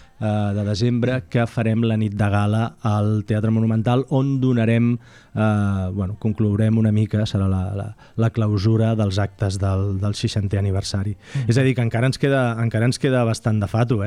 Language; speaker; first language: Catalan; native; Catalan